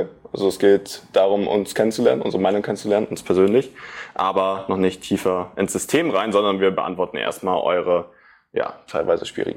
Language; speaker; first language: German; native; German